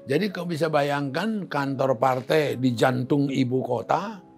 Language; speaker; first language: Indonesian; native; Indonesian